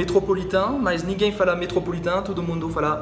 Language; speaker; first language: Portuguese; non-native, fluent; French